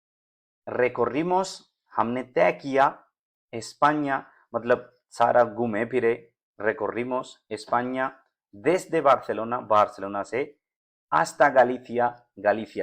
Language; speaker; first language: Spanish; non-native, fluent; Urdu